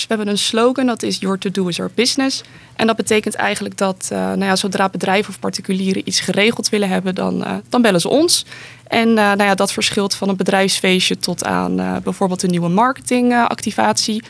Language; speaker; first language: Dutch; native; Dutch